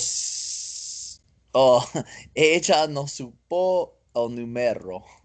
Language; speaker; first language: Spanish; non-native, learner; English